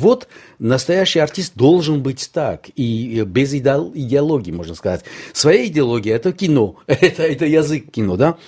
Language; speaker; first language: Russian; non-native, local second language; Armenian